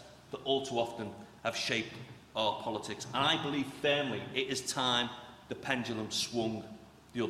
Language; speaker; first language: English; native; English